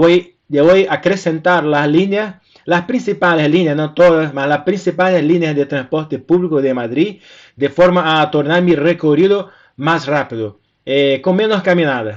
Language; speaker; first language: Spanish; non-native, fluent; Portuguese